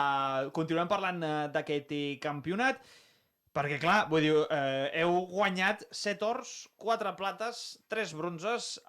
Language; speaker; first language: Catalan; native; Catalan